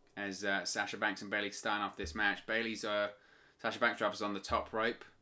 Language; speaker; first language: English; native; English